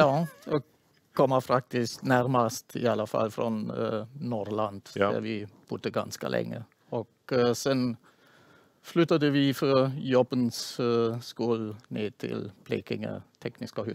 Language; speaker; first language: Swedish; non-native, fluent; German